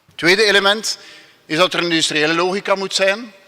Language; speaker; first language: Dutch; non-native, local second language; French